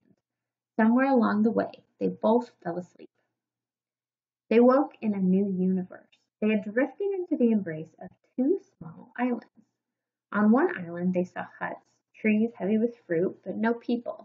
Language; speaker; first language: English; native; English